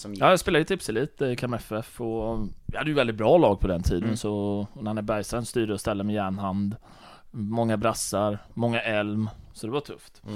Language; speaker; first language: Swedish; early bilingual, other home language; Bosnian